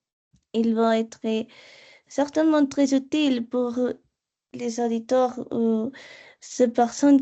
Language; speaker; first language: French; non-native, learner; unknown